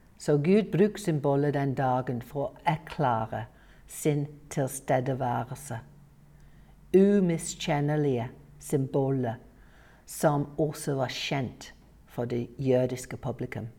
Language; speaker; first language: Norwegian; non-native, fluent; English